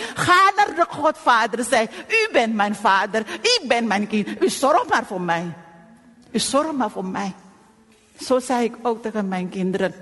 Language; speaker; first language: Dutch; non-native, fluent; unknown